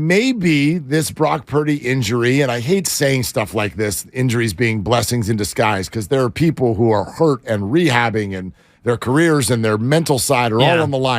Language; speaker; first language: English; native; English